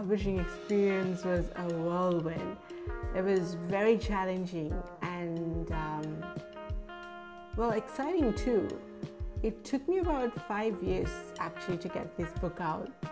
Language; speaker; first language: English; non-native, local second language; Sinhala